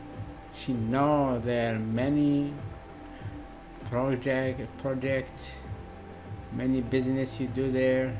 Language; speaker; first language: English; non-native, learner; Arabic